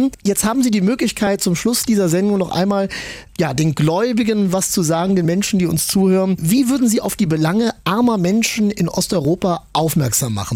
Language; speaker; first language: German; native; German